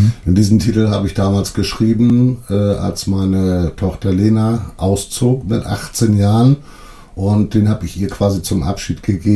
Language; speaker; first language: German; native; German